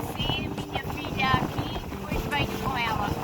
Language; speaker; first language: Portuguese; non-native, learner; Nepali